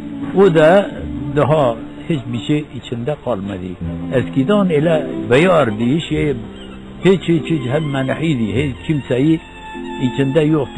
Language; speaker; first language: Turkish; non-native, local second language; Kurdish